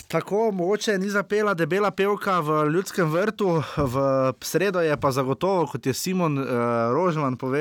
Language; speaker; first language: Slovenian; native; Slovenian